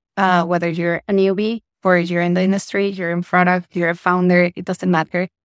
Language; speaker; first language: English; non-native, fluent; Spanish